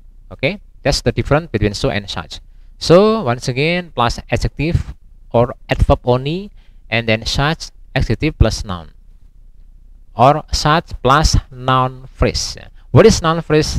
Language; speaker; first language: English; non-native, fluent; Indonesian